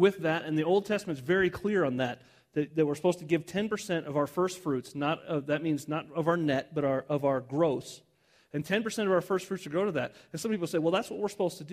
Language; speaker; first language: English; native; English